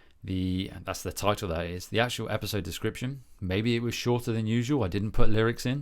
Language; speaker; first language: English; native; English